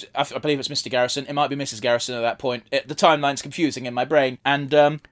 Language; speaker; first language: English; native; English